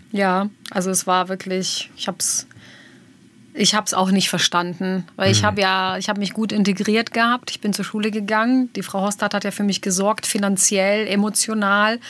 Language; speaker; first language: German; early bilingual, other home language; Bosnian